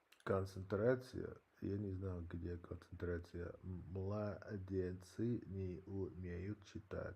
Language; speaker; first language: Russian; non-native, learner; English